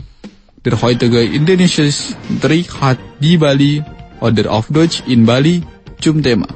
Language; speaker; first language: German; non-native, fluent; Indonesian